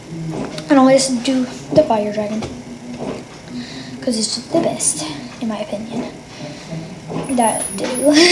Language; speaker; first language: English; native; English